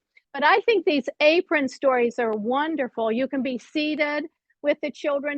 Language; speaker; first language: English; native; English